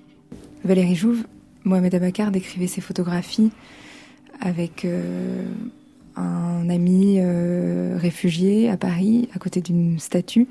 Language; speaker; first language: French; native; French